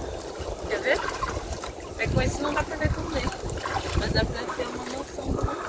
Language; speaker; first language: Portuguese; non-native, learner; French